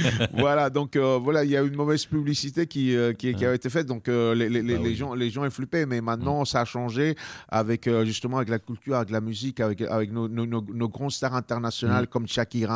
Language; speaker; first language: French; non-native, fluent; Spanish